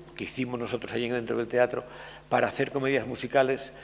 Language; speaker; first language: Spanish; native; Spanish